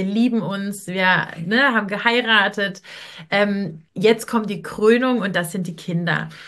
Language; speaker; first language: German; native; German